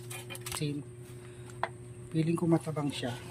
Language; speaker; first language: Filipino; native; Filipino